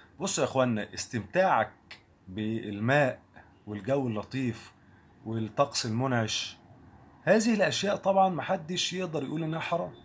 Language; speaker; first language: Arabic; native; Arabic